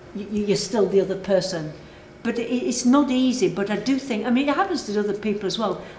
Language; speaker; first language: English; native; English